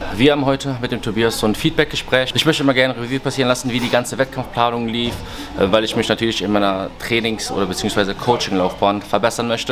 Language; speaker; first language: German; native; German